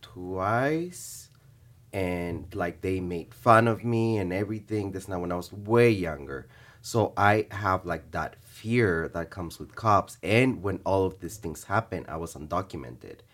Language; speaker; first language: English; early bilingual, other home language; Spanish